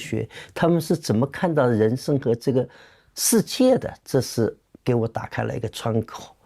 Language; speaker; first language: Chinese; native; Chinese